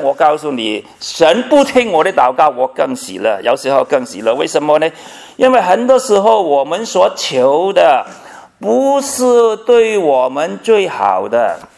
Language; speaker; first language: Chinese; non-native, local second language; Cantonese